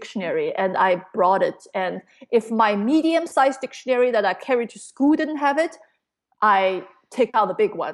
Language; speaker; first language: English; non-native, fluent; Chinese